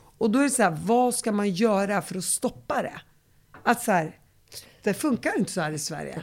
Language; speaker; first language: Swedish; early bilingual, other home language; Arabic